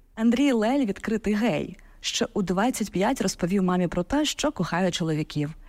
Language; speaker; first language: Ukrainian; native; Ukrainian